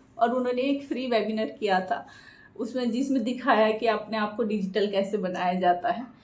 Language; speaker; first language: Hindi; non-native, local second language; Bangla